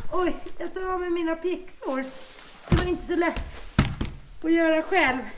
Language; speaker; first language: Swedish; native; Swedish